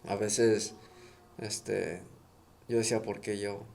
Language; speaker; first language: Spanish; early bilingual, other home language; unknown